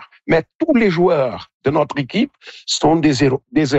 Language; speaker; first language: French; non-native, fluent; Portuguese